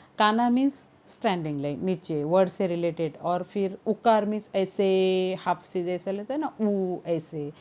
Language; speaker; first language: Hindi; non-native, local second language; Marathi